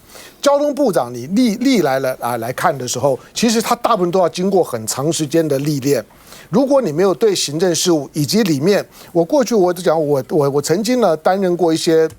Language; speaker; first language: Chinese; native; Chinese